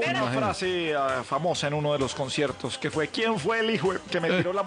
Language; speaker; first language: Spanish; native; Spanish